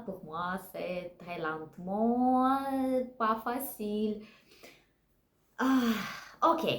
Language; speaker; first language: French; non-native, learner; Russian